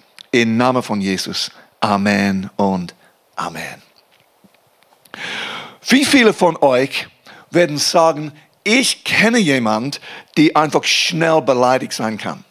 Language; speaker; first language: German; non-native, fluent; English